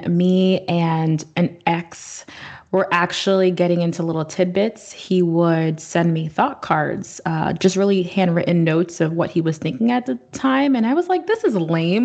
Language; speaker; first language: English; native; English